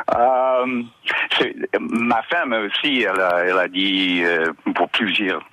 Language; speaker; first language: French; non-native, learner; English